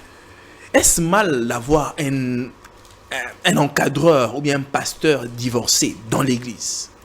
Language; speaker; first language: French; non-native, local second language; Lingala